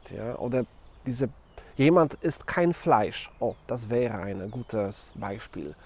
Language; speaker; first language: German; non-native, fluent; Polish